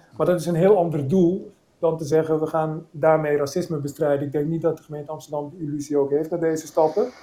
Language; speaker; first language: Dutch; early bilingual, other home language; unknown